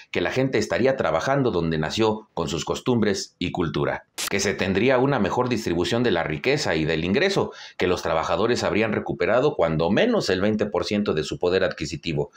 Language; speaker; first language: Spanish; native; Spanish